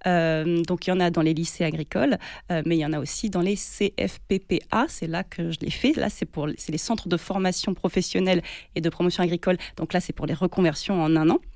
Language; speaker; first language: French; native; French